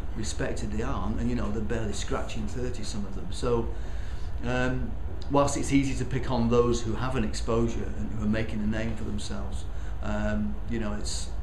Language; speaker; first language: English; native; English